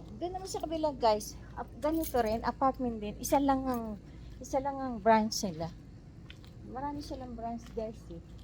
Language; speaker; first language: Filipino; native; Filipino